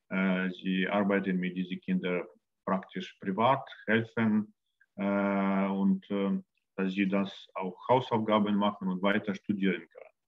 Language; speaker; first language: German; non-native, learner; Russian